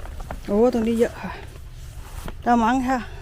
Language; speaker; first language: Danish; non-native, learner; Thai